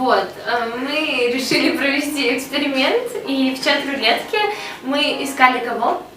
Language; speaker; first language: Russian; native; Russian